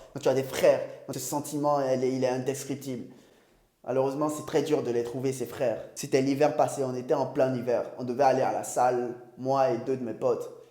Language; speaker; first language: French; non-native, local second language; Ewe